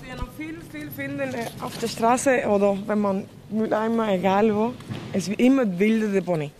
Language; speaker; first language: German; non-native, fluent; Spanish